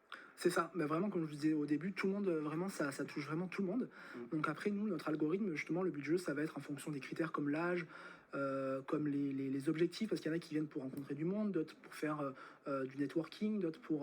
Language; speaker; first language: French; native; French